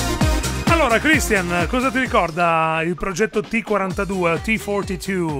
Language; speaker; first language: Italian; native; Italian